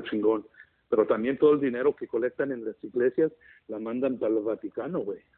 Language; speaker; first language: Spanish; early bilingual, heritage; Spanish